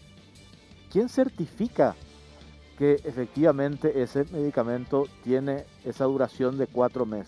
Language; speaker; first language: Spanish; native; Spanish